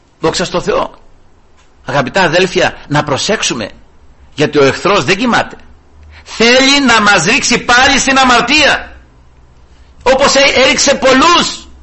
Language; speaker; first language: Greek; early bilingual, heritage; Greek